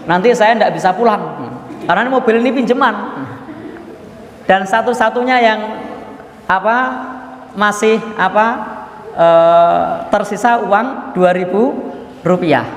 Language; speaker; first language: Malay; non-native, local second language; Javanese